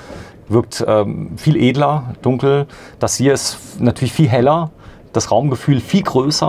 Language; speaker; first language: German; native; German